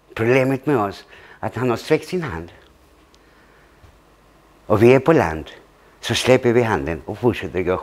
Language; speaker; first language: Swedish; early bilingual, other home language; Spanish